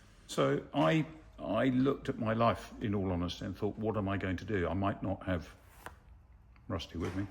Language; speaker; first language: English; native; English